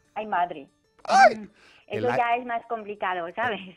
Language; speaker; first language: Spanish; non-native, fluent; German